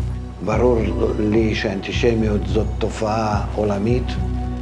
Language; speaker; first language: Hebrew; non-native, fluent; Russian